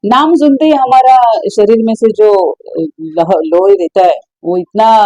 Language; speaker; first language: Hindi; non-native, local second language; Marathi